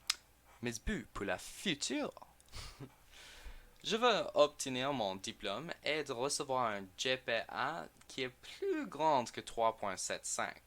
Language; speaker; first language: French; non-native, learner; English